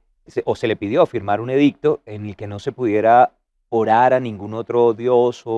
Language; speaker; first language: Spanish; native; Spanish